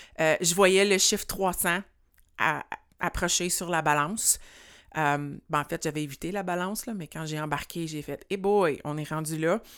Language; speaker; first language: French; native; French